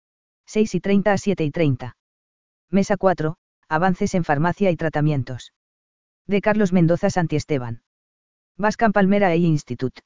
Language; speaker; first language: Spanish; native; Spanish